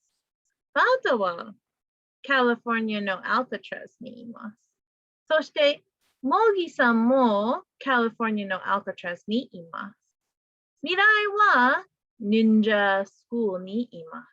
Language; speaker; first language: Japanese; non-native, fluent; English